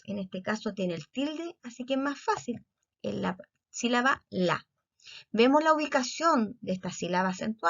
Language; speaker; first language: Spanish; native; Spanish